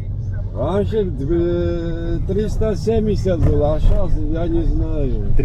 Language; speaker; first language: Russian; non-native, fluent; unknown